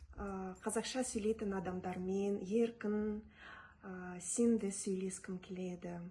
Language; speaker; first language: Kazakh; non-native, local second language; Russian